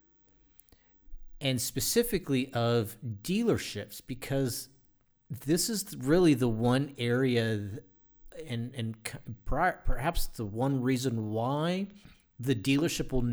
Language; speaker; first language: English; native; English